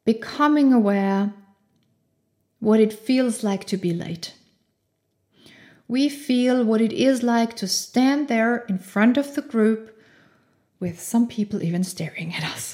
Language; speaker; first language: English; non-native, fluent; German